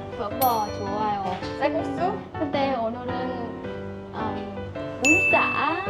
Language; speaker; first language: Korean; non-native, learner; Vietnamese